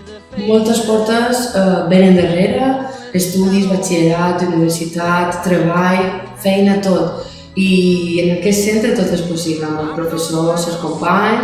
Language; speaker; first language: Catalan; non-native, local second language; Spanish